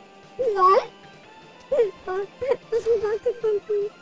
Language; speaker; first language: German; early bilingual, other home language; Japanese